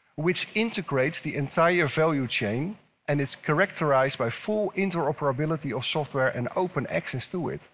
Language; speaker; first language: English; non-native, fluent; Dutch